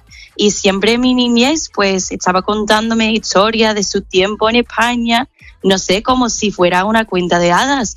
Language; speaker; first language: Spanish; non-native, fluent; English